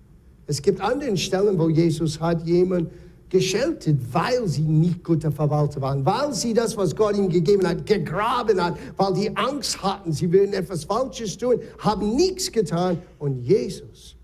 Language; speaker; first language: German; non-native, fluent; English